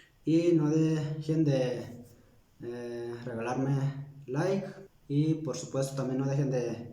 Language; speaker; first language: Spanish; non-native, local second language; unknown